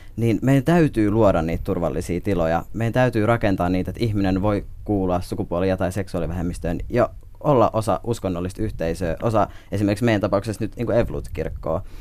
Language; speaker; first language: Finnish; native; Finnish